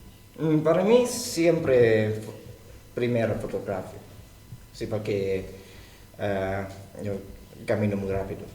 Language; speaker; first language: Spanish; non-native, learner; Thai